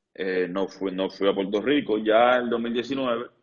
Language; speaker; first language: Spanish; native; Spanish